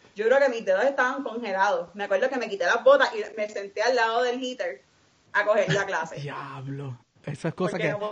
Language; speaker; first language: Spanish; native; Spanish